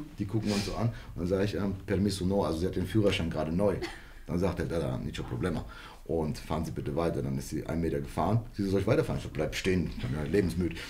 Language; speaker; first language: German; early bilingual, other home language; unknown